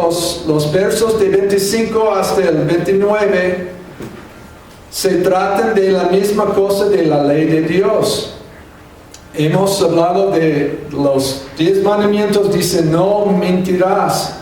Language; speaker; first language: Spanish; non-native, fluent; English